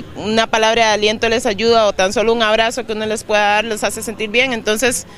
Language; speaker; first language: Spanish; native; Spanish